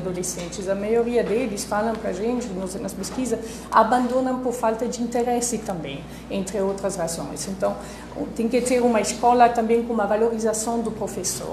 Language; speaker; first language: Portuguese; non-native, fluent; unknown